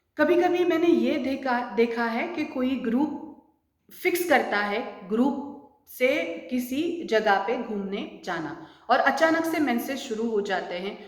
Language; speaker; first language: Hindi; non-native, local second language; Marathi